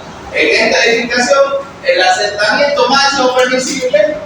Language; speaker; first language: Spanish; native; Spanish